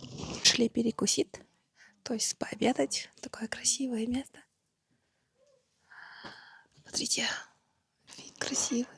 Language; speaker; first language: Russian; non-native, local second language; Kazakh